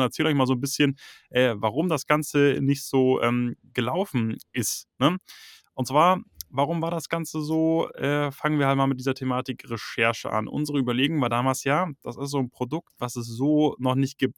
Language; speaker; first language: German; native; German